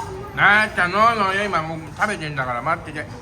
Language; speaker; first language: Japanese; native; Japanese